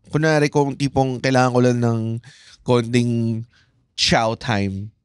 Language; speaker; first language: Filipino; native; Filipino